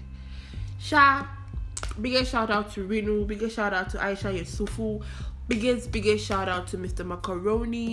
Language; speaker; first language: English; non-native, local second language; Igbo